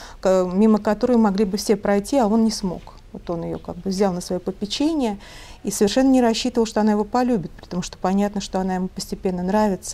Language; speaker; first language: Russian; native; Russian